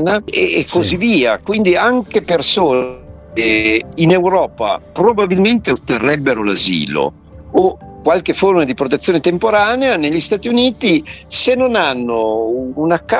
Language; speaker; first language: Italian; native; Italian